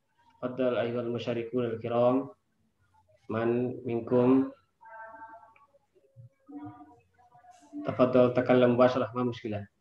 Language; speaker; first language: Arabic; non-native, fluent; Indonesian